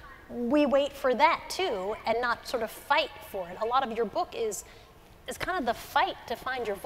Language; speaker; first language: English; native; English